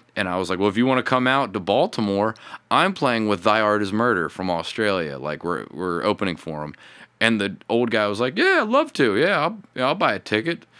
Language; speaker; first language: English; native; English